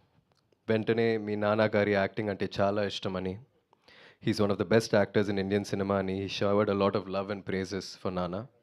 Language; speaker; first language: Telugu; non-native, learner; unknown